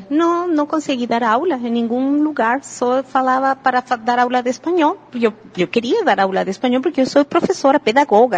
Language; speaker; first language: Portuguese; non-native, fluent; Spanish